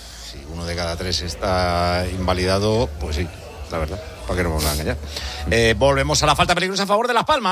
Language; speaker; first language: Spanish; native; Spanish